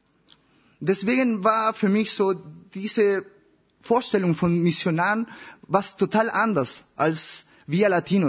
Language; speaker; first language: German; non-native, learner; Spanish